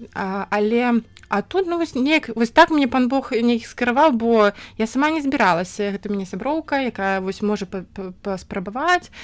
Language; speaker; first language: Belarusian; native; Belarusian